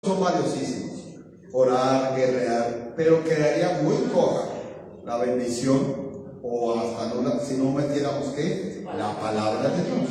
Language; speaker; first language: Spanish; native; Spanish